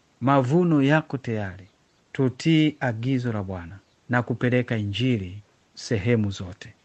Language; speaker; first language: Swahili; non-native, local second language; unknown